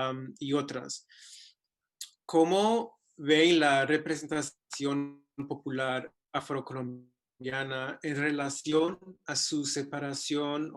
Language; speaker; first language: Spanish; non-native, fluent; English